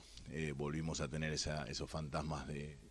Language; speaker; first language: Spanish; native; Spanish